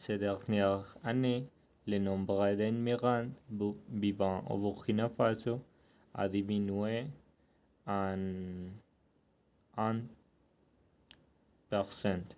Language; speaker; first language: French; non-native, learner; Spanish